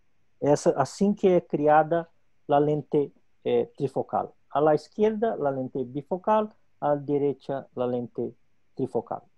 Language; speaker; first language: Spanish; non-native, local second language; Portuguese